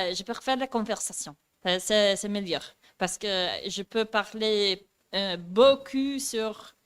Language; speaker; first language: French; non-native, learner; English